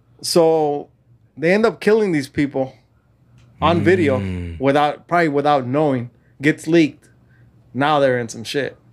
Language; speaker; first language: English; early bilingual, other home language; Spanish